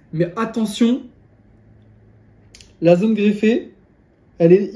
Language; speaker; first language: French; native; French